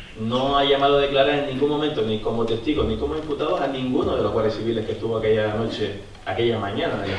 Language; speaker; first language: Spanish; native; Spanish